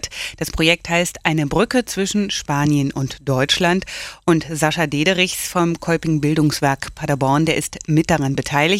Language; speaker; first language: German; native; German